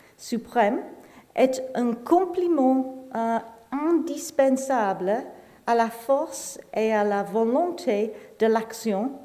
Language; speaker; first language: French; non-native, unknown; English